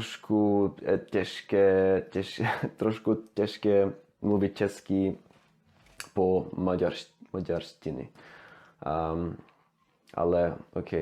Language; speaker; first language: Czech; non-native, learner; Swedish